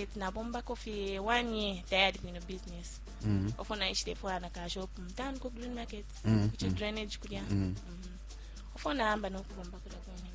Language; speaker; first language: English; non-native, local second language; Bemba